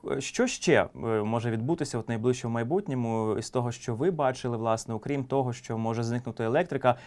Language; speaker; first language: Ukrainian; native; Ukrainian